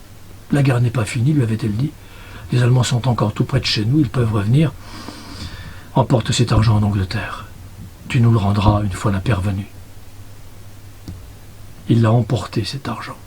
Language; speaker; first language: French; native; French